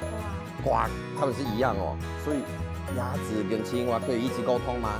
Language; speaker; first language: Chinese; non-native, fluent; Swedish